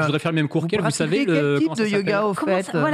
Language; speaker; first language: French; native; French